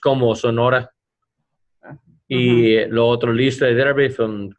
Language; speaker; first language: Spanish; non-native, learner; English